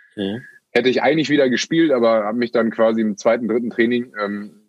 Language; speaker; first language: German; native; German